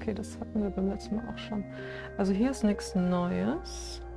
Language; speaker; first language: German; native; German